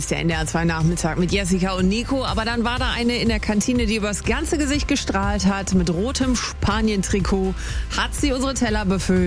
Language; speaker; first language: German; native; German